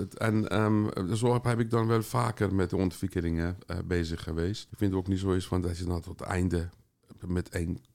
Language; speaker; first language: Dutch; non-native, fluent; Persian